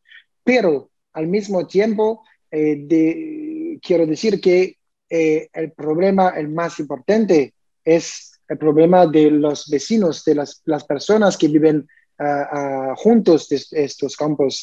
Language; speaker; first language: Spanish; non-native, learner; French